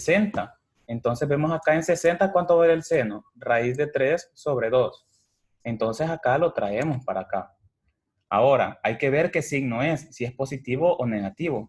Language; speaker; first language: Spanish; native; Spanish